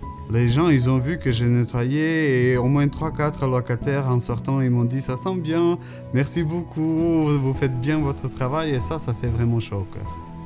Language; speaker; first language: French; non-native, fluent; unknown